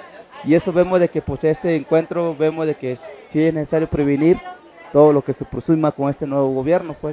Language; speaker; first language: Spanish; non-native, local second language; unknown